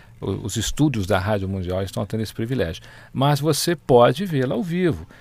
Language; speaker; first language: Portuguese; native; Portuguese